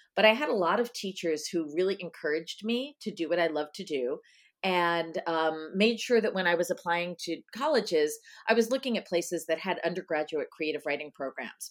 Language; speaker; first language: English; native; English